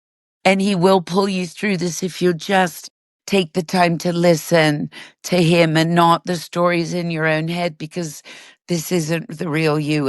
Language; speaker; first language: English; native; English